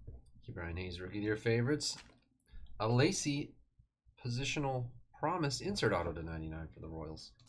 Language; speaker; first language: English; native; English